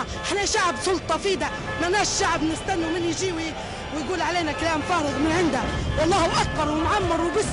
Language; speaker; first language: Arabic; native; Arabic